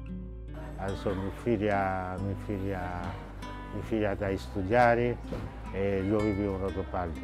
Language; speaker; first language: Italian; non-native, learner; Haitian Creole